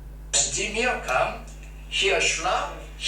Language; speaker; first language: German; non-native, learner; Korean